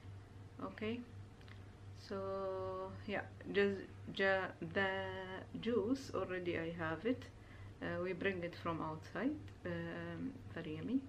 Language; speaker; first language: English; non-native, learner; Urdu